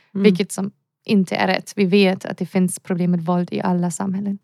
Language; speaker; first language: Swedish; non-native, fluent; German